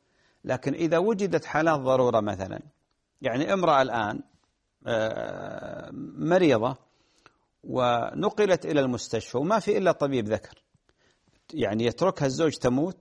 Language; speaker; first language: Arabic; native; Arabic